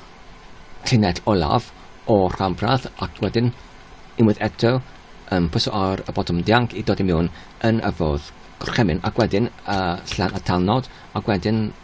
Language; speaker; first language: Welsh; non-native, learner; English